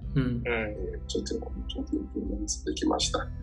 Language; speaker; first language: Japanese; non-native, learner; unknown